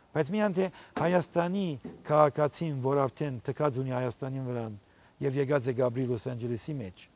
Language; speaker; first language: Armenian; early bilingual, heritage; Armenian